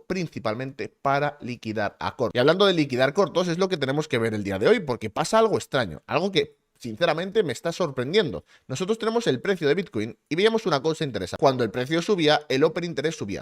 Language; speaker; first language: Spanish; native; Spanish